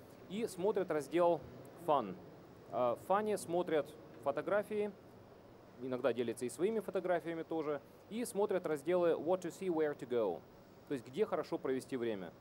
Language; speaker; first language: Russian; native; Russian